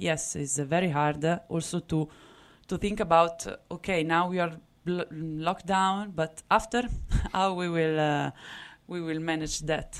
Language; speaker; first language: English; non-native, fluent; Italian